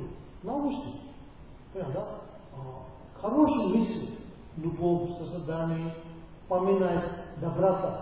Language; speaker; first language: Russian; non-native, learner; Tibetan